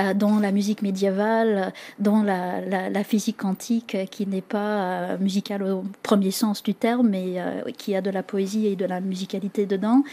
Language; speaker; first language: French; non-native, fluent; English